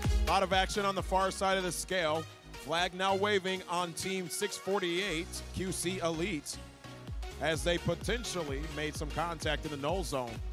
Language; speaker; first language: English; native; English